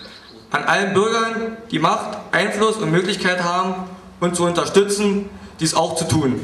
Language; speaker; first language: German; native; German